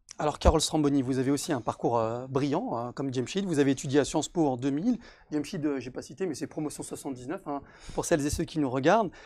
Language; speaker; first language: French; native; French